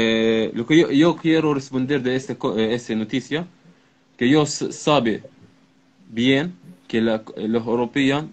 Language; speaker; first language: Spanish; non-native, learner; Arabic